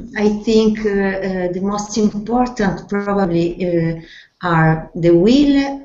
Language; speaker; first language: English; non-native, learner; Italian